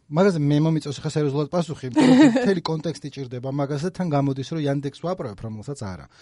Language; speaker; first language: Georgian; native; Georgian